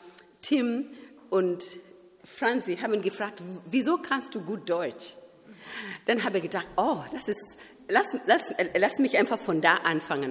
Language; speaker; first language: German; non-native, fluent; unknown